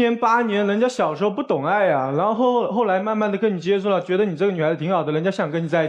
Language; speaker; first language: Chinese; native; Chinese